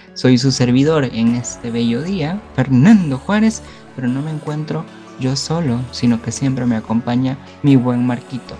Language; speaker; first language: Spanish; native; Spanish